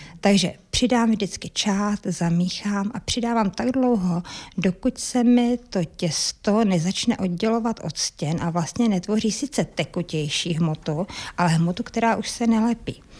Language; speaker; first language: Czech; native; Czech